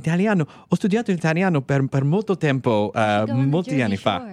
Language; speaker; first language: Italian; non-native, learner; English